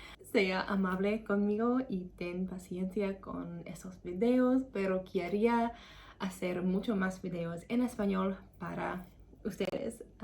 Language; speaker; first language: Spanish; non-native, learner; English